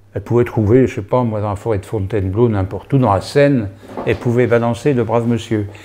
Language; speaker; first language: French; native; French